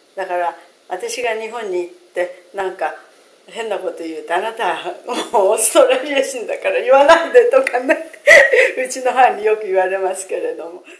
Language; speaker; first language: Japanese; native; Japanese